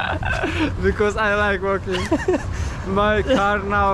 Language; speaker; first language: English; non-native, learner; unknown